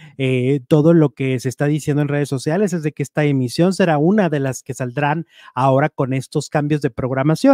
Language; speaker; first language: Spanish; native; Spanish